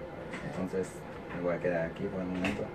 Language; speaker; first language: Spanish; non-native, learner; French